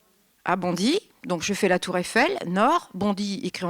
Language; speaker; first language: French; native; French